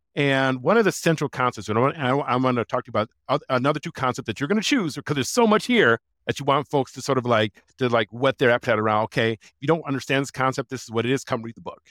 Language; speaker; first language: English; native; English